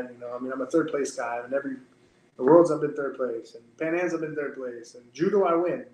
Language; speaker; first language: English; native; English